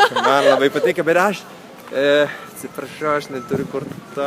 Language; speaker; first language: Lithuanian; non-native, learner; Italian